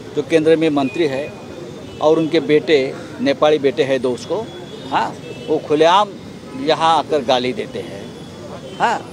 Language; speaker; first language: Hindi; non-native, local second language; Marathi